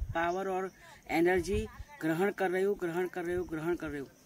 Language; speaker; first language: Hindi; non-native, local second language; Gujarati